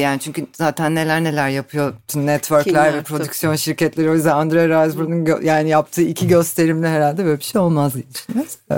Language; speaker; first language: Turkish; native; Turkish